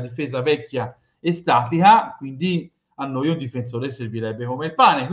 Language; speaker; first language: Italian; native; Italian